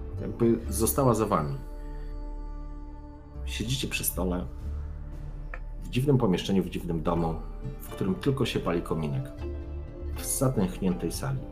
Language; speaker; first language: Polish; native; Polish